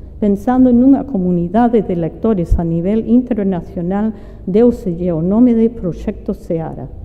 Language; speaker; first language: Galician; non-native, fluent; English